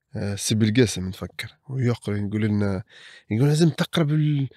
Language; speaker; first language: Arabic; early bilingual, other home language; French